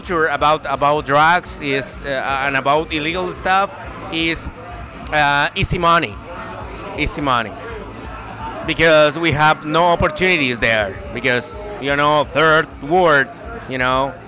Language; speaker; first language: English; non-native, learner; Spanish